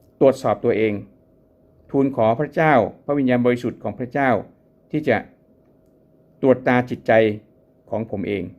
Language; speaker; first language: Thai; native; Thai